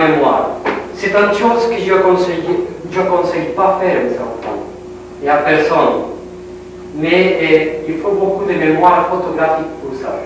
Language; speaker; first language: French; non-native, learner; Spanish